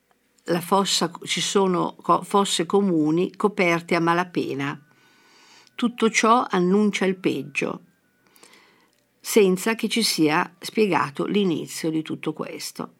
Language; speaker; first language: Italian; native; Italian